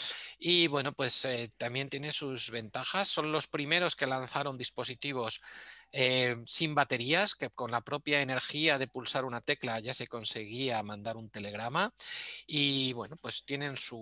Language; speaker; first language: Spanish; native; Spanish